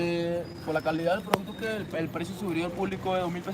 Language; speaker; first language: Spanish; native; Spanish